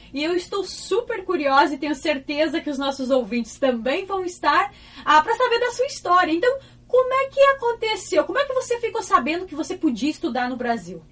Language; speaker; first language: Portuguese; native; Portuguese